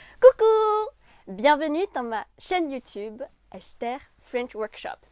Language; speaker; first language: French; non-native, fluent; Chinese